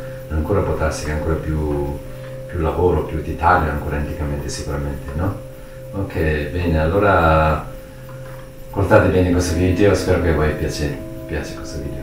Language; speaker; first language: Italian; non-native, learner; Tibetan